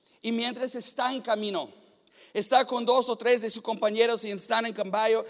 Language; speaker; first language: Spanish; non-native, fluent; English